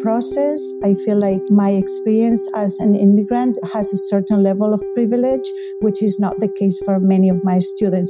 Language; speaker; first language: English; non-native, fluent; Spanish